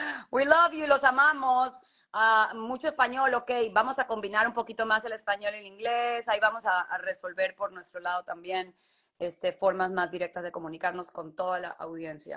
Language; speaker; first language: Spanish; native; Spanish